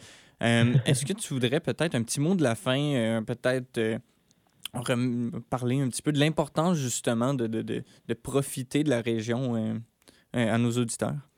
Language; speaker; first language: French; native; French